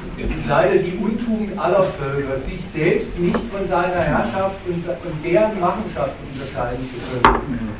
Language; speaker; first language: German; native; German